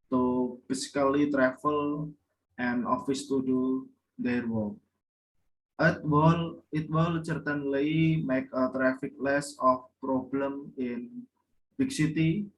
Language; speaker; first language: English; non-native, learner; Indonesian